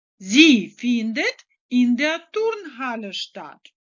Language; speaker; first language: German; non-native, fluent; Ukrainian